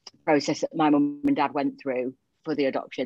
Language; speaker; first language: English; native; English